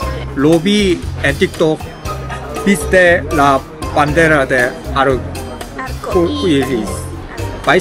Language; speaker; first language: Spanish; non-native, learner; Korean